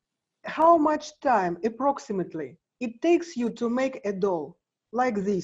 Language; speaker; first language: English; non-native, learner; Russian